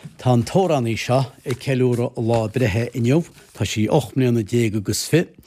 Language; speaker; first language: Irish; native; Irish